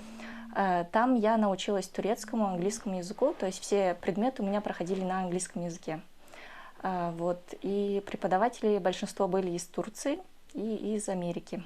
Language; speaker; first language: Russian; early bilingual, other home language; Kyrgyz